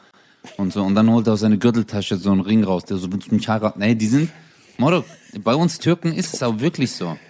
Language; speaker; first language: German; early bilingual, other home language; Turkish